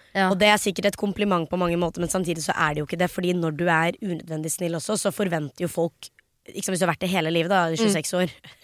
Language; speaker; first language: Norwegian; early bilingual, other home language; Hindi